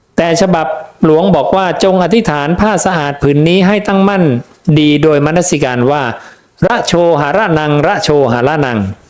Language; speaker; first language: Thai; native; Thai